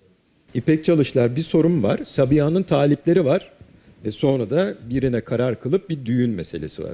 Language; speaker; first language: Turkish; native; Turkish